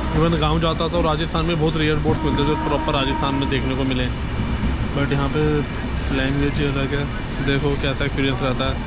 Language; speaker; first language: Hindi; native; Hindi